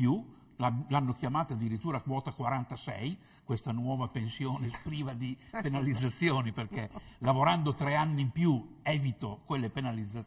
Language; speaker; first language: Italian; native; Italian